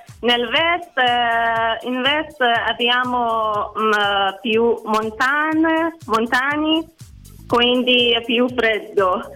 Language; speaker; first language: Italian; non-native, learner; Persian